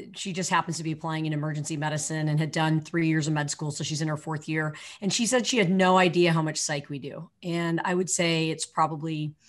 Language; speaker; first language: English; native; English